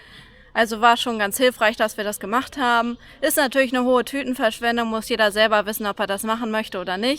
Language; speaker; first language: German; native; German